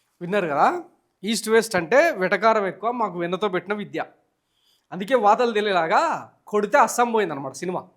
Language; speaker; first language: Telugu; native; Telugu